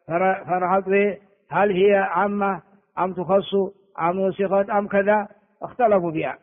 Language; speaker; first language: Arabic; non-native, fluent; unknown